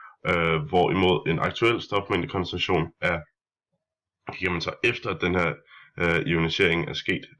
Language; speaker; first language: Danish; native; Danish